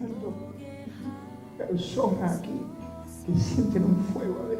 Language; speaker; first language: Spanish; native; Spanish